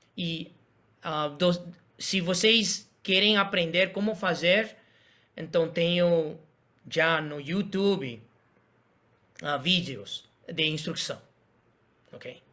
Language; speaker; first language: Portuguese; non-native, fluent; Spanish